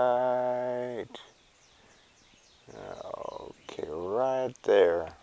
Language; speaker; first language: English; native; English